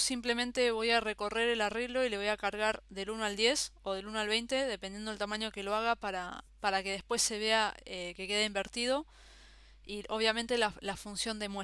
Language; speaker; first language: Spanish; native; Spanish